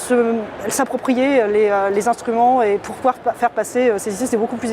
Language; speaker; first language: French; native; French